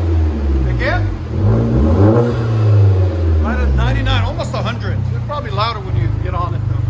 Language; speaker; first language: English; early bilingual, heritage; Spanish